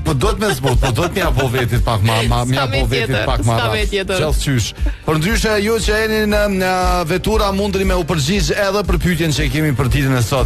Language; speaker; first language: Albanian; native; Albanian